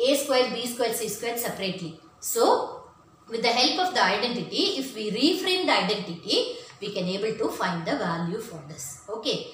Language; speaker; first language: English; non-native, local second language; Tamil